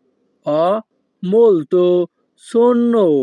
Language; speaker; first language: Italian; non-native, fluent; Bangla